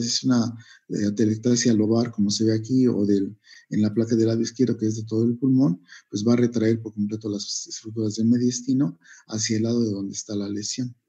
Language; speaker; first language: Spanish; native; Spanish